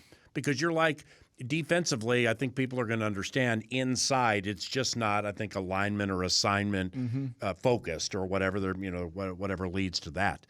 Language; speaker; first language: English; native; English